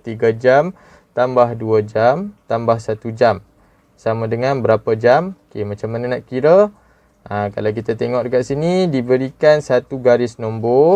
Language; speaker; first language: Malay; native; Malay